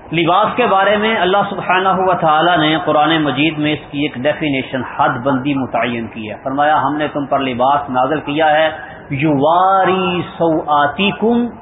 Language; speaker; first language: Urdu; non-native, local second language; Punjabi